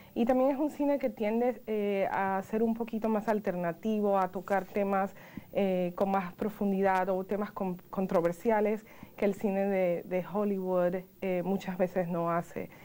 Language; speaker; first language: Spanish; native; Spanish